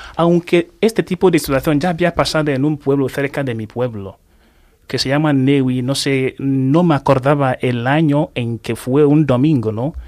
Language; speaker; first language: Spanish; non-native, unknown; Igbo